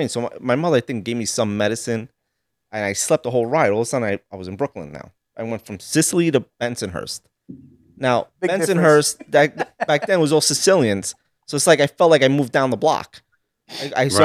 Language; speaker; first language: English; early bilingual, other home language; Italian